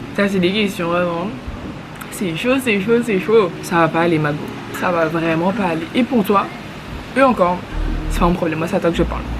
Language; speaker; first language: French; native; French